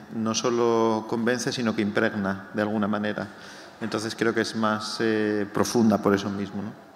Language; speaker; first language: Spanish; native; Spanish